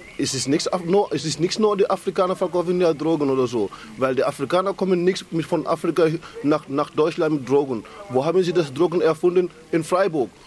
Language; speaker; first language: German; non-native, learner; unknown